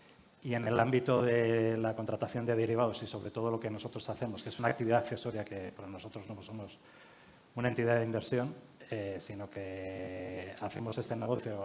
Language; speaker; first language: Spanish; native; Spanish